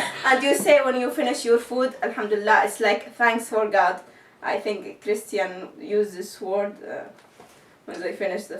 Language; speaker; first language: English; non-native, learner; Arabic